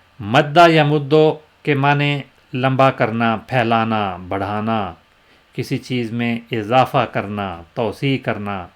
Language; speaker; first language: Urdu; native; Urdu